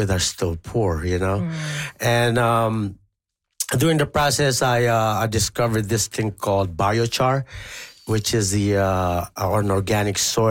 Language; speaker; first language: English; non-native, local second language; Pampanga